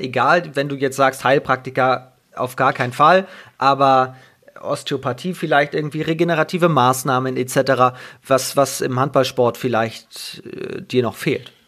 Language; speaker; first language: German; native; German